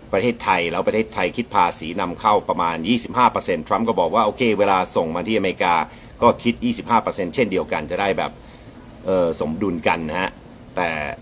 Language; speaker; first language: Thai; non-native, fluent; English